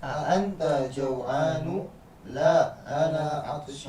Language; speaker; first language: Arabic; non-native, learner; Indonesian